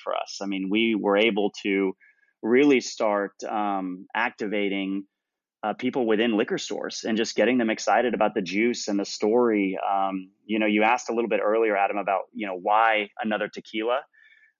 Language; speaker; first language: English; native; English